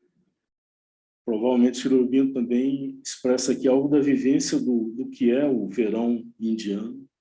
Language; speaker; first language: Portuguese; native; Portuguese